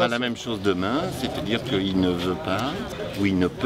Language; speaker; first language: French; native; French